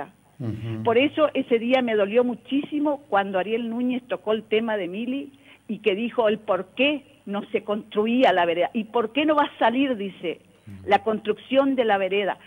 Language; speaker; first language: Spanish; native; Spanish